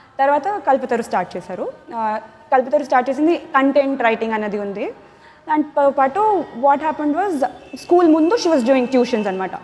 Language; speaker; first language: Telugu; non-native, local second language; Tamil